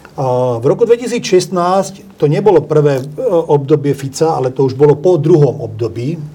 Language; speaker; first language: Slovak; non-native, local second language; Hungarian